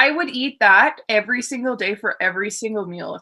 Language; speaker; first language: English; native; English